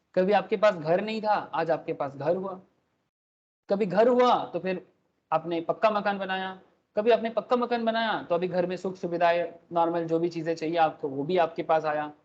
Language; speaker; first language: Hindi; non-native, local second language; Bangla